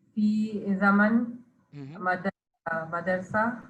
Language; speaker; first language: Arabic; non-native, learner; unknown